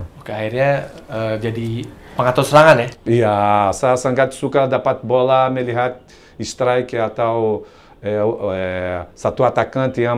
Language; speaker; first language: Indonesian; non-native, fluent; Portuguese